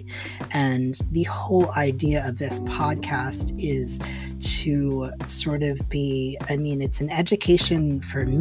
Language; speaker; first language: English; native; English